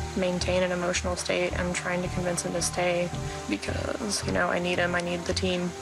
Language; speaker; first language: English; native; English